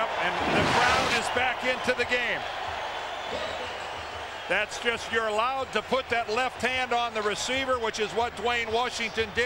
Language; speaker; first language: English; native; English